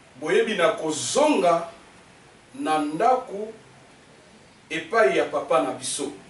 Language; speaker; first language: Lingala; native; Lingala